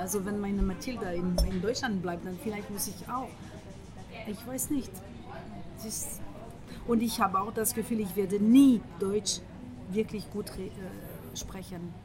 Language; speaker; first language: German; non-native, fluent; French